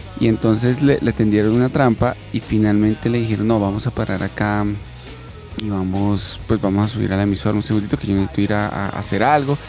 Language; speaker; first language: Spanish; native; Spanish